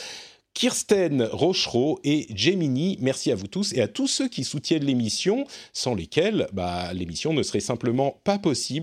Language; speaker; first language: French; native; French